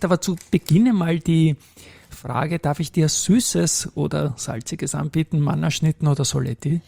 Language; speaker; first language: German; native; German